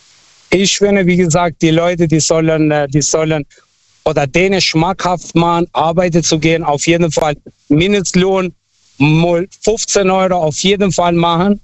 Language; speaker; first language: German; non-native, fluent; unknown